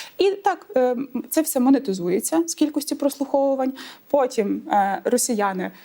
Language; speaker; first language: Ukrainian; native; Ukrainian